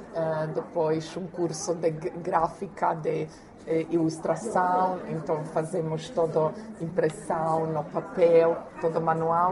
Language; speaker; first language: Portuguese; non-native, learner; Croatian